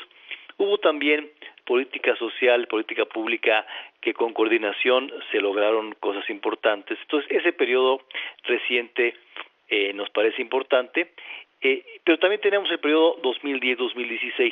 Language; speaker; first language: Spanish; native; Spanish